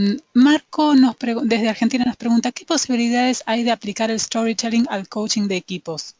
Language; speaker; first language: Spanish; native; Spanish